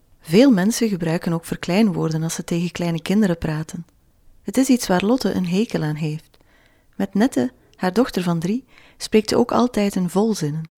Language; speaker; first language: Dutch; native; Dutch